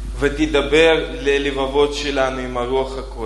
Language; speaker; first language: Hebrew; non-native, fluent; Russian